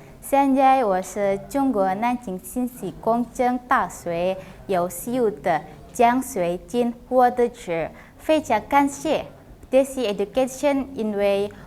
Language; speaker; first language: Chinese; non-native, learner; Indonesian